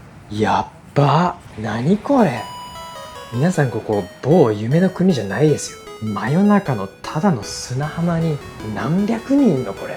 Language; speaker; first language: Japanese; native; Japanese